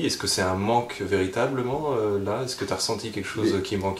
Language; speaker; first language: French; native; French